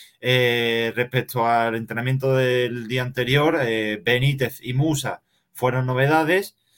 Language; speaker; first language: Spanish; native; Spanish